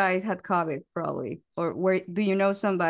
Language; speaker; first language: English; non-native, fluent; Spanish